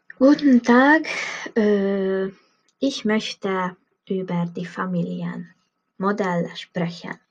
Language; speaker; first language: German; non-native, learner; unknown